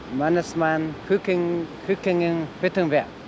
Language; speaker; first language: German; non-native, learner; Chinese